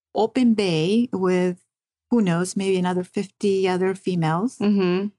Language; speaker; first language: English; early bilingual, other home language; Spanish